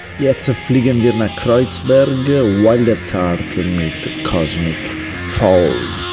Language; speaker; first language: German; non-native, learner; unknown